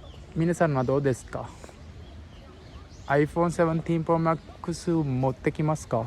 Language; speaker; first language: Japanese; non-native, learner; Sinhala